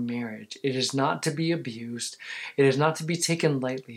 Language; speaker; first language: English; native; English